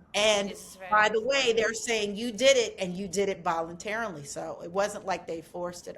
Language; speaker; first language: English; native; English